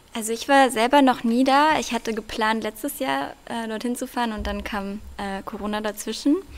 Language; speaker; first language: German; early bilingual, other home language; Russian